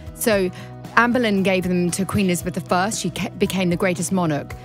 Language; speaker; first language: English; native; English